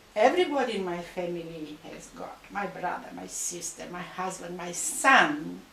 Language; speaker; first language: English; non-native, fluent; Romanian